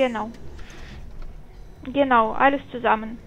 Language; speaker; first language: German; non-native, fluent; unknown